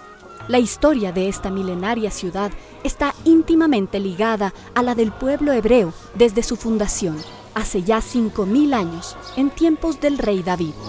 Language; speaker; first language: Spanish; native; Spanish